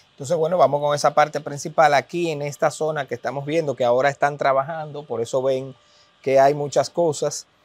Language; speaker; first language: Spanish; native; Spanish